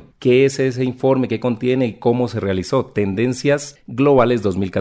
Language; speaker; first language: Spanish; native; Spanish